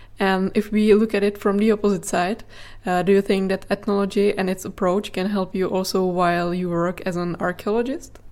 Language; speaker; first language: English; non-native, fluent; Czech